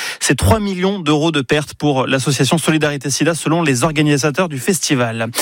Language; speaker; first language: French; native; French